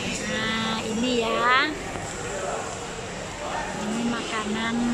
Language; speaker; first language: Indonesian; non-native, local second language; Javanese